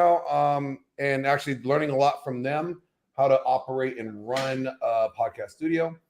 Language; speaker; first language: English; native; English